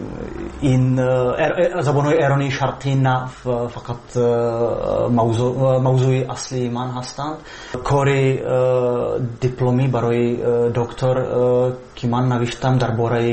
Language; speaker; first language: Persian; non-native, fluent; Czech